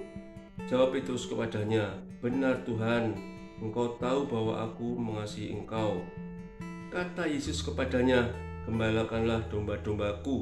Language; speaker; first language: Indonesian; native; Indonesian